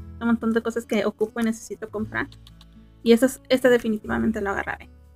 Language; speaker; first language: Spanish; early bilingual, heritage; Spanish